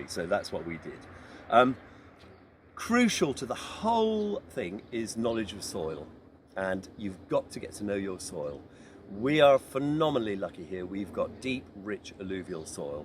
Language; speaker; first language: English; native; English